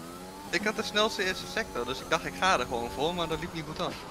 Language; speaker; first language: Dutch; native; Dutch